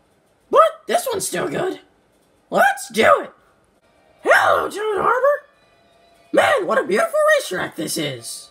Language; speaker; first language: English; native; English